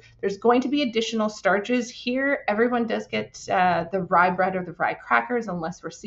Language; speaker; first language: English; native; English